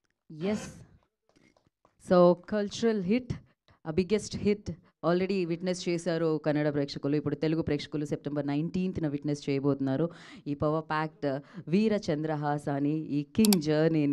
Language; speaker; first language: Telugu; native; Telugu